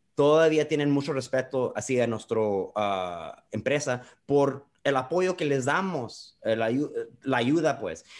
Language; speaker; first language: Spanish; early bilingual, heritage; Spanish